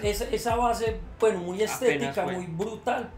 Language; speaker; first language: Spanish; native; Spanish